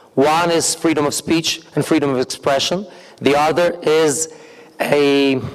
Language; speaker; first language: English; non-native, fluent; Ukrainian